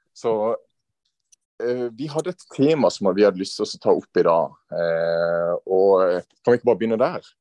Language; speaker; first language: Norwegian; native; Norwegian